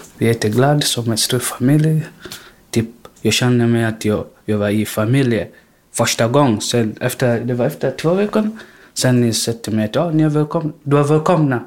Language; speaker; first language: Swedish; non-native, learner; Swahili